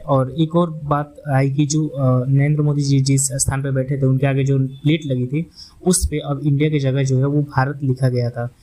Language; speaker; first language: Hindi; native; Hindi